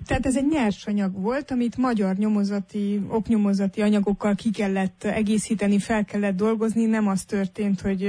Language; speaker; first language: Hungarian; native; Hungarian